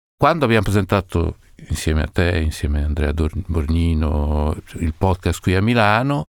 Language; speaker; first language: Italian; native; Italian